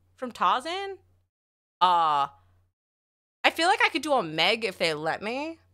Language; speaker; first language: English; native; English